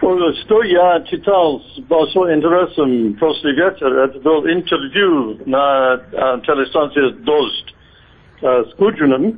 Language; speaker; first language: Russian; non-native, fluent; English